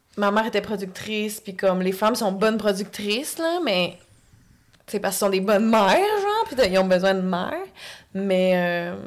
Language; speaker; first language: French; native; French